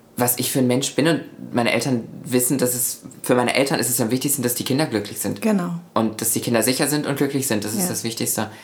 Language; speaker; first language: German; native; German